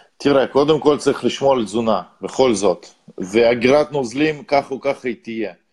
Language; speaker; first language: Hebrew; non-native, fluent; Russian